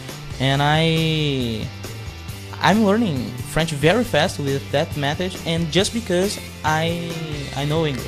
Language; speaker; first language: English; non-native, fluent; Portuguese